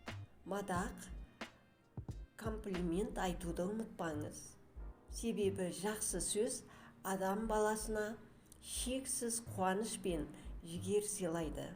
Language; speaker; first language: Kazakh; native; Kazakh